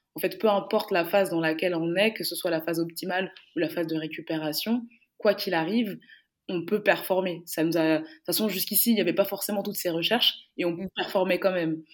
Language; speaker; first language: French; native; French